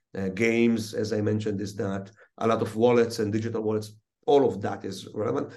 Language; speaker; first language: English; early bilingual, other home language; Hebrew